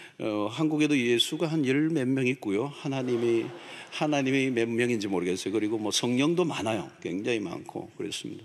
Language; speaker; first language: Korean; native; Korean